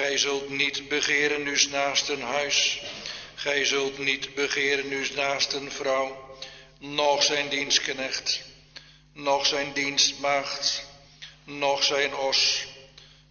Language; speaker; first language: Dutch; native; Dutch